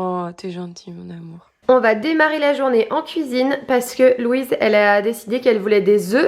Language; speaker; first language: French; native; French